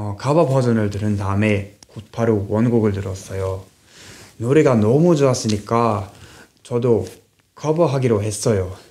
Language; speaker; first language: Korean; non-native, fluent; English